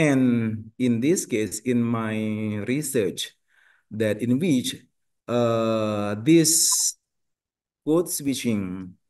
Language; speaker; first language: English; non-native, learner; Indonesian